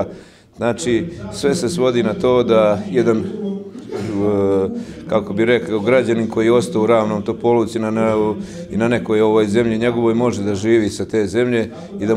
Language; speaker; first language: Serbian; native; Serbian